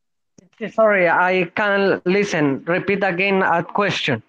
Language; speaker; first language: English; non-native, learner; Spanish